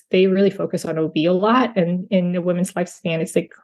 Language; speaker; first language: English; native; English